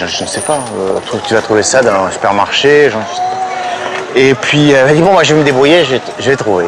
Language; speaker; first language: French; native; French